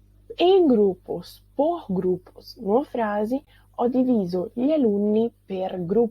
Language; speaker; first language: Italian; non-native, fluent; Portuguese